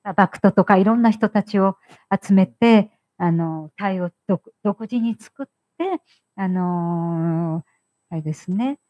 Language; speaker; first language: Japanese; native; Japanese